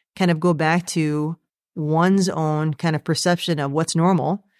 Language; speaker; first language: English; native; English